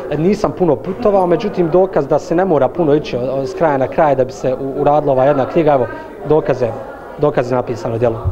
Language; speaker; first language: Bosnian; native; Bosnian